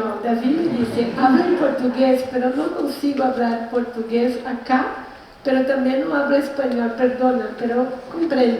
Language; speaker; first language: Spanish; non-native, learner; Portuguese